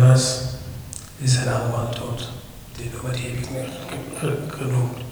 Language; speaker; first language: Dutch; non-native, learner; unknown